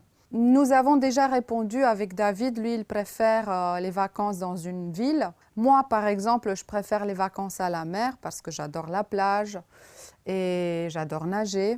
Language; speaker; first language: French; non-native, fluent; Romanian